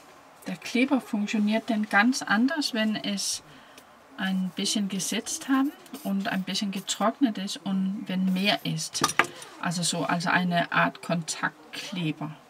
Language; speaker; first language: German; non-native, fluent; Danish